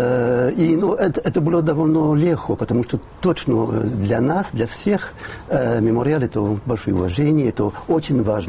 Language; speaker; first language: Russian; non-native, fluent; French